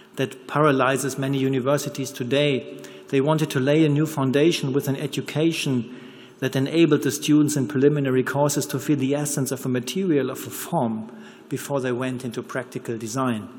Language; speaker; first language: English; non-native, fluent; German